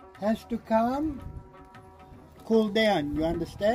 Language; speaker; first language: English; non-native, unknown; Turkish